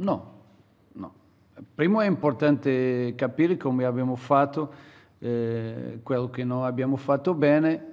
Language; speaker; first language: Italian; non-native, learner; Portuguese